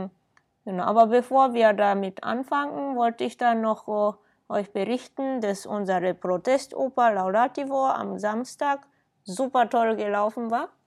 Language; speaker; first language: German; non-native, fluent; Japanese